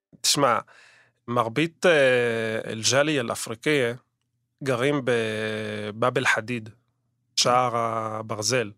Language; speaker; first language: Hebrew; non-native, local second language; Arabic